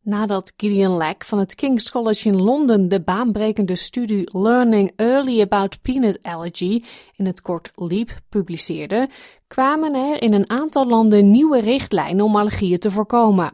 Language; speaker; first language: Dutch; native; Dutch